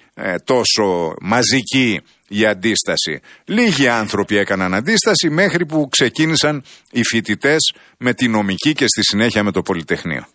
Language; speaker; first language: Greek; native; Greek